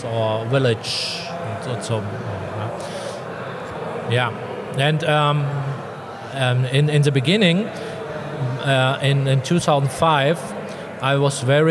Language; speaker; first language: English; non-native, learner; German